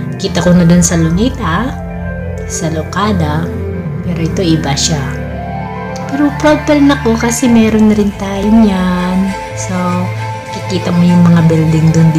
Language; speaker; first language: Filipino; non-native, local second language; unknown